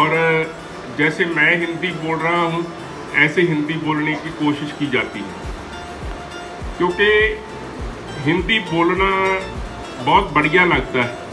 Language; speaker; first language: Hindi; non-native, local second language; Punjabi